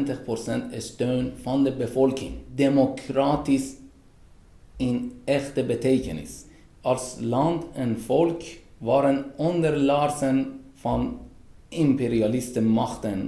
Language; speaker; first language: Dutch; non-native, fluent; Persian